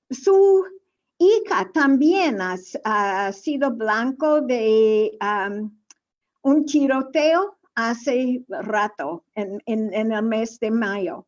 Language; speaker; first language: Spanish; non-native, fluent; English